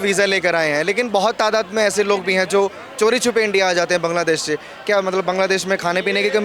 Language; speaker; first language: Hindi; native; Hindi